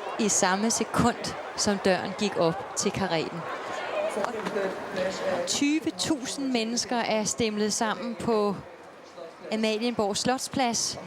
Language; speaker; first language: Danish; native; Danish